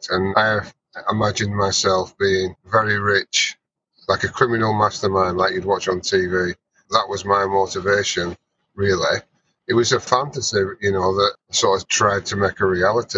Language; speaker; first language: English; native; English